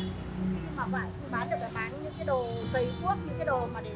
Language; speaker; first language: Vietnamese; native; Vietnamese